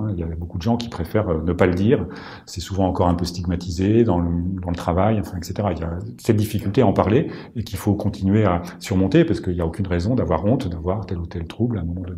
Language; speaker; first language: French; native; French